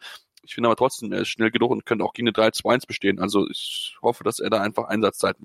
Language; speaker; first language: German; native; German